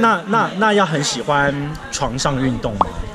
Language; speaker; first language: Chinese; native; Chinese